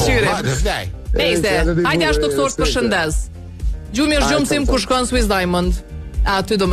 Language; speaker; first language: Albanian; native; Albanian